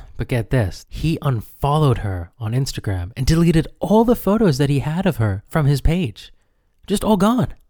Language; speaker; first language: English; native; English